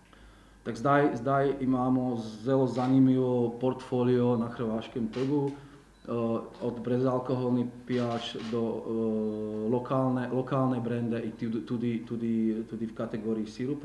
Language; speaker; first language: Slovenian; non-native, learner; Slovak